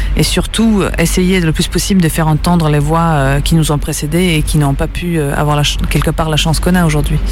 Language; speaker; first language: French; early bilingual, other home language; Serbian